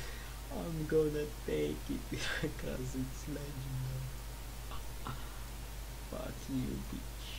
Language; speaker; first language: English; non-native, learner; Russian